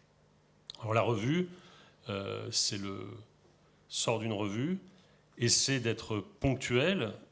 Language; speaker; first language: French; native; French